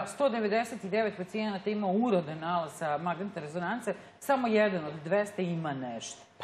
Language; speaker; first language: Serbian; native; Serbian